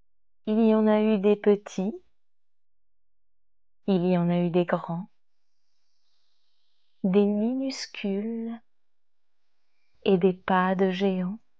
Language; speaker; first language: French; native; French